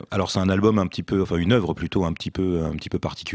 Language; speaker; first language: French; native; French